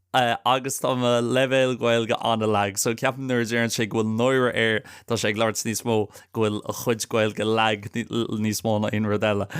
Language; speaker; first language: Irish; non-native, local second language; English